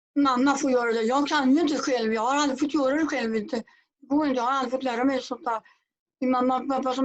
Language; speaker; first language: Swedish; native; Swedish